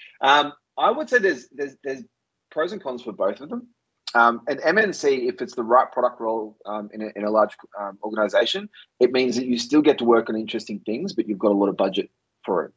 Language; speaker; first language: English; native; English